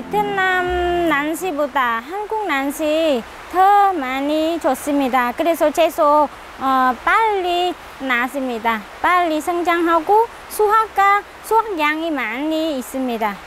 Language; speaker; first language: Korean; non-native, learner; Vietnamese